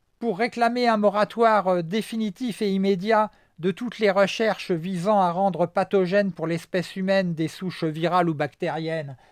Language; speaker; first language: French; native; French